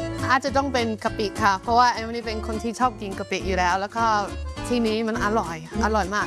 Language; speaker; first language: Thai; non-native, fluent; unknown